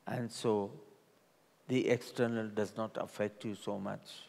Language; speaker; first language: English; non-native, local second language; Gujarati